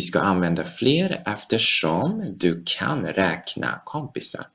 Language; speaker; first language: Swedish; non-native, fluent; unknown